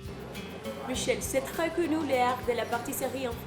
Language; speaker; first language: French; non-native, fluent; Spanish